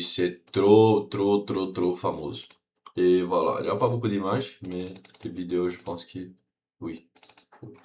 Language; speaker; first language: French; non-native, learner; Portuguese